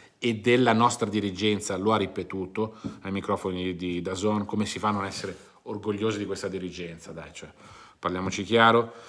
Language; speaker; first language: Italian; native; Italian